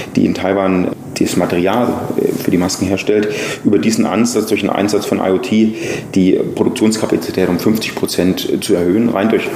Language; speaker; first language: German; native; German